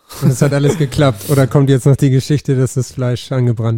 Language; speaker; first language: German; native; German